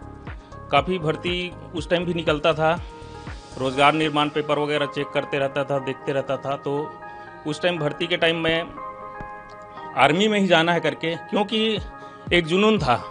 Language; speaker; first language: Hindi; non-native, local second language; Chhattisgarhi